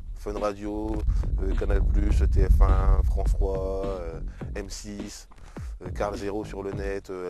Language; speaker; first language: French; native; French